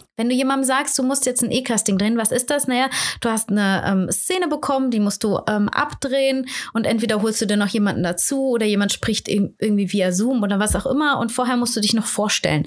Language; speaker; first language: German; native; German